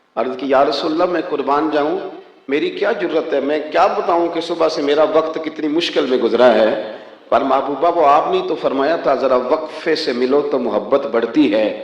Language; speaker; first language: Urdu; non-native, local second language; Punjabi